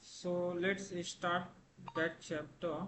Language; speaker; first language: English; non-native, learner; Hindi